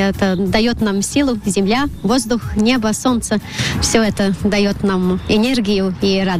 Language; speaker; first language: Russian; non-native, local second language; Latvian